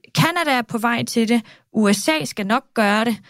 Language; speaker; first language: Danish; early bilingual, other home language; Kurdish